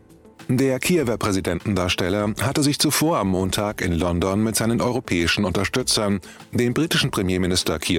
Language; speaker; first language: German; native; German